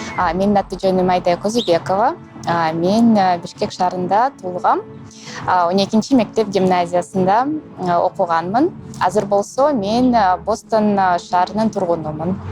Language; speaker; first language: Kyrgyz; non-native, local second language; Russian